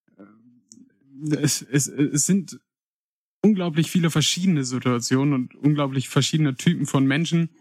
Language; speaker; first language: German; native; German